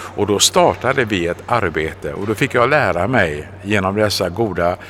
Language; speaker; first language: Swedish; native; Swedish